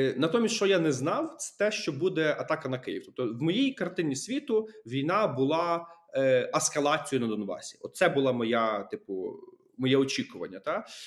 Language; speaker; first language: Ukrainian; native; Ukrainian